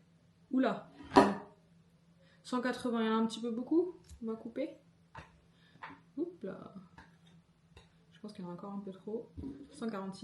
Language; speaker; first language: French; native; French